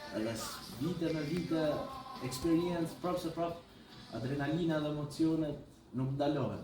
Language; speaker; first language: Albanian; early bilingual, heritage; Albanian